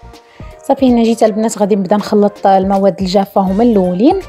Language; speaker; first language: Arabic; native; Arabic